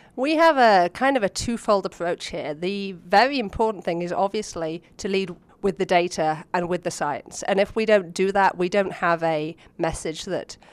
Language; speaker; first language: English; native; English